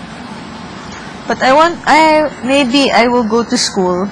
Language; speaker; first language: English; non-native, local second language; Filipino